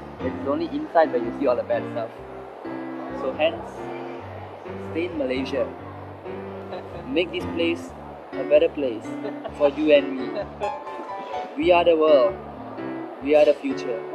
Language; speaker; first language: English; non-native, local second language; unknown